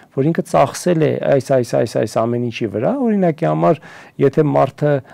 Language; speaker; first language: Armenian; early bilingual, heritage; Armenian